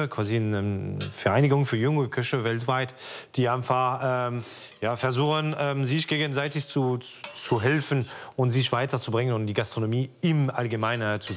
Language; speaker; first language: German; non-native, fluent; French